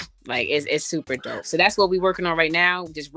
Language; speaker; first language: English; early bilingual, other home language; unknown